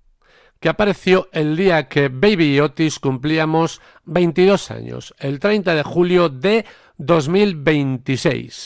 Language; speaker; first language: Spanish; native; Spanish